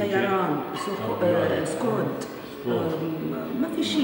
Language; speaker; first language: Arabic; native; Arabic